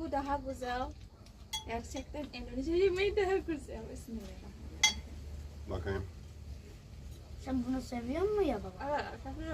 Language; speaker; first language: Turkish; non-native, learner; Indonesian